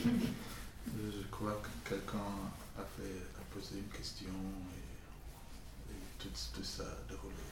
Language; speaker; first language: French; non-native, fluent; English